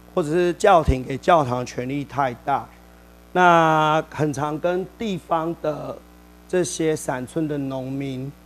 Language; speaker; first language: Chinese; native; Chinese